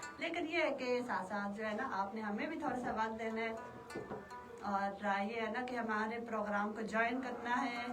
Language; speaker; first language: Urdu; non-native, local second language; Kashmiri